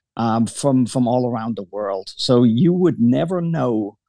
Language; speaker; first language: English; early bilingual, other home language; German